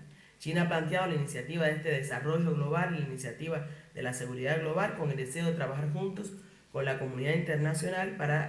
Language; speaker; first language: Spanish; native; Spanish